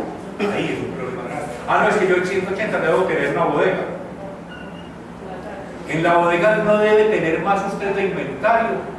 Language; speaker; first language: Spanish; native; Spanish